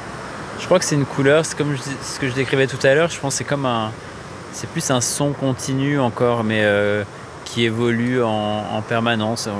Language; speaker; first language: French; native; French